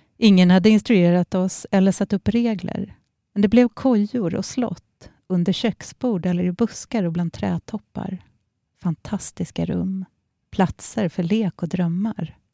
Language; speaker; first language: Swedish; native; Swedish